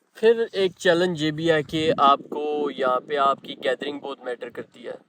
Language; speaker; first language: Urdu; non-native, local second language; Punjabi